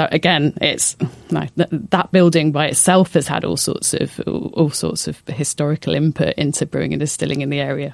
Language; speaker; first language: English; native; English